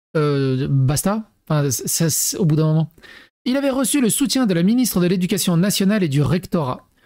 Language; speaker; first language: French; native; French